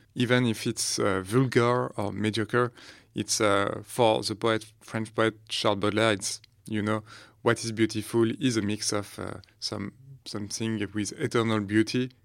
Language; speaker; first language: English; non-native, fluent; French